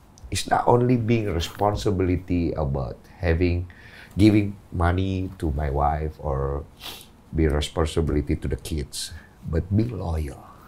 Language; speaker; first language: English; non-native, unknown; Indonesian